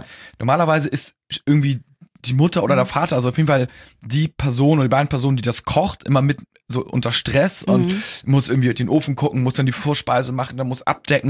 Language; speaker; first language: German; native; German